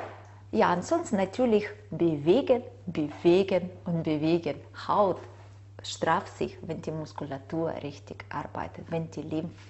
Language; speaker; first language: German; non-native, fluent; Russian